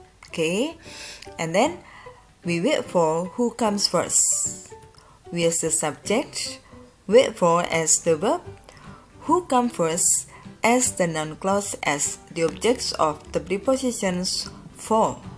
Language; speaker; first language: English; non-native, fluent; Indonesian